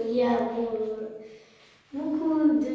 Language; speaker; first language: French; non-native, learner; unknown